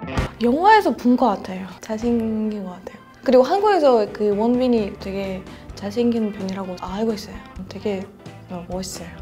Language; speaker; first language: Korean; non-native, fluent; Russian